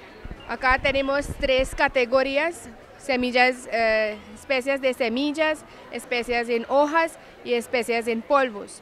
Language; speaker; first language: Spanish; non-native, fluent; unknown